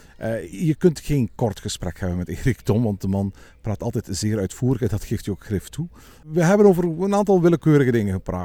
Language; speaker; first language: Dutch; native; Dutch